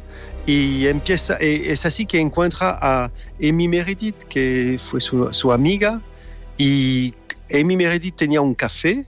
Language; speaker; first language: Spanish; non-native, fluent; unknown